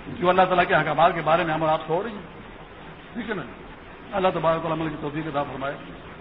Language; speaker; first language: Urdu; non-native, local second language; Pashto